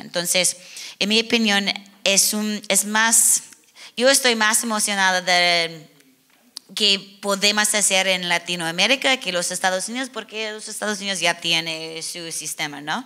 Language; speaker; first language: Spanish; non-native, learner; English